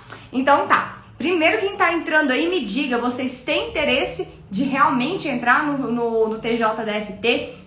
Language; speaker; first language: Portuguese; native; Portuguese